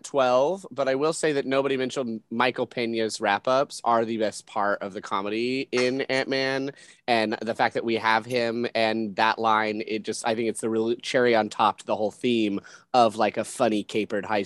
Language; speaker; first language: English; native; English